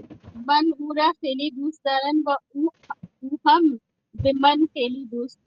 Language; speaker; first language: Persian; non-native, learner; Urdu